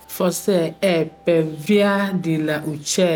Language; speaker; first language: Italian; non-native, learner; Arabic